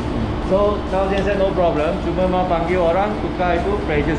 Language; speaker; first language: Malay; non-native, local second language; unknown